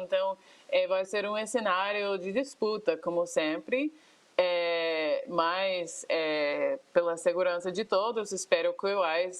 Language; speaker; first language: Portuguese; non-native, fluent; English